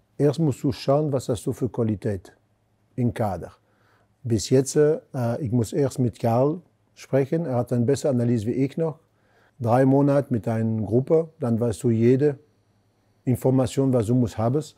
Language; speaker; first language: German; non-native, fluent; French